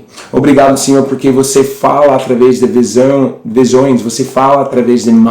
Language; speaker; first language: Portuguese; non-native, learner; English